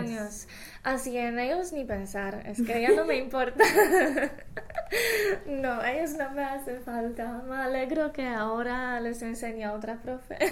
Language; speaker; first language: Spanish; non-native, fluent; English